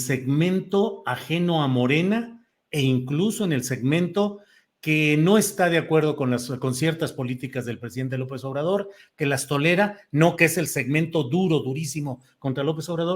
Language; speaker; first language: Spanish; native; Spanish